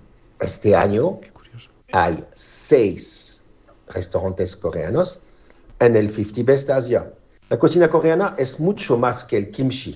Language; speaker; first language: Spanish; non-native, fluent; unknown